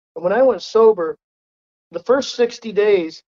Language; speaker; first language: English; native; English